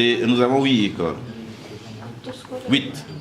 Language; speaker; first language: French; non-native, local second language; Arabic